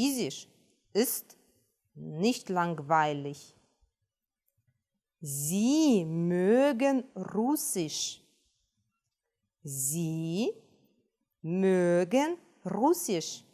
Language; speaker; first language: German; non-native, fluent; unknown